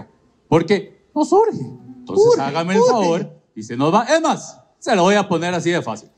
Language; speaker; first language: Spanish; native; Spanish